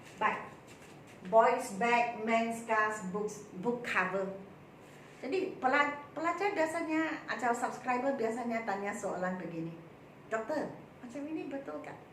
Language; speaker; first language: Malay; non-native, local second language; Chinese